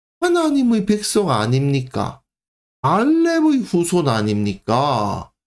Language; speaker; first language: Korean; native; Korean